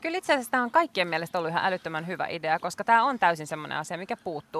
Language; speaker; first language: Finnish; native; Finnish